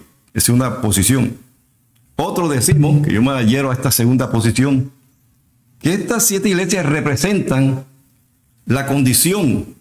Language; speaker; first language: Spanish; native; Spanish